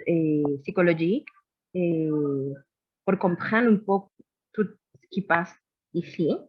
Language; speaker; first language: French; non-native, learner; Spanish